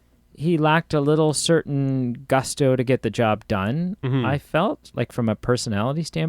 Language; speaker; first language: English; native; English